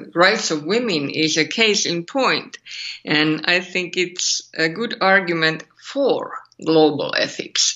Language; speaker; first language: English; non-native, fluent; Finnish